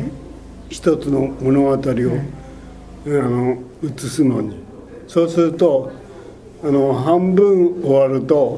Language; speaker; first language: Japanese; native; Japanese